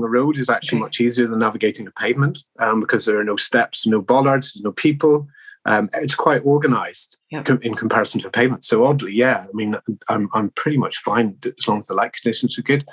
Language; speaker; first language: English; native; English